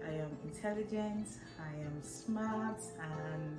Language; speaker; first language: English; non-native, local second language; Yoruba